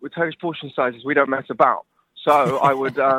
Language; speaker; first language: English; native; English